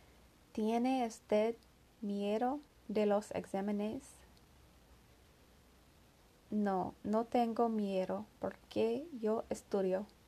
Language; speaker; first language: Spanish; non-native, learner; English